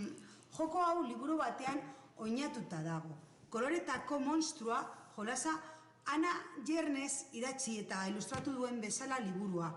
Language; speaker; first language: Basque; non-native, local second language; Spanish